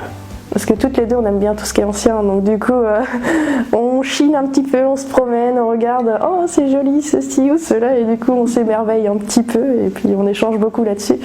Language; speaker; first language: French; native; French